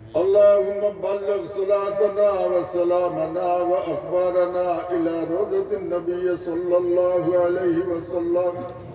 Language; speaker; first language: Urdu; non-native, local second language; Bangla